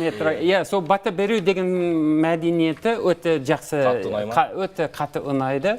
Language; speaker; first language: Kazakh; non-native, learner; English